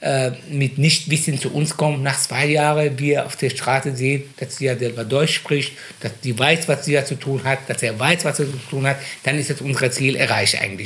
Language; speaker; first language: German; non-native, fluent; Persian